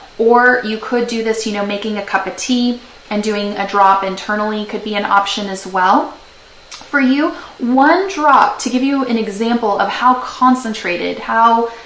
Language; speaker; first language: English; native; English